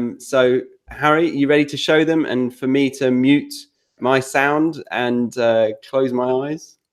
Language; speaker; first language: English; native; English